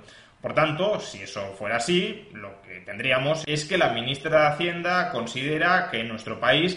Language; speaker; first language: Spanish; native; Spanish